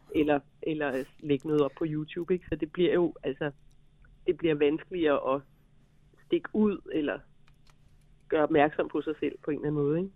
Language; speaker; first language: Danish; native; Danish